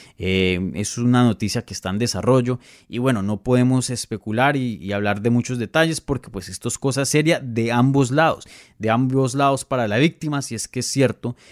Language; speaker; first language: Spanish; native; Spanish